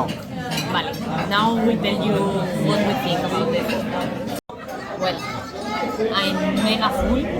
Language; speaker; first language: English; non-native, learner; Spanish